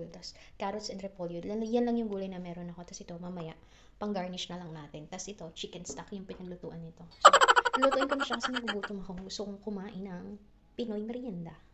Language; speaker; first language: Filipino; native; Filipino